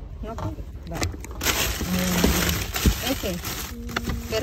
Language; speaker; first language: Spanish; non-native, learner; Filipino